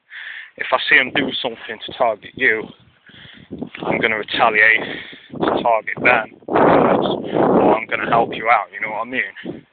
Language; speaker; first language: English; native; English